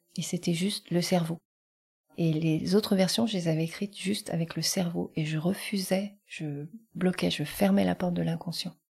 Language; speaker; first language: French; early bilingual, other home language; Vietnamese